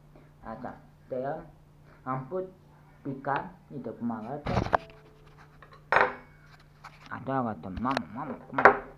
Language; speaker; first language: Romanian; non-native, learner; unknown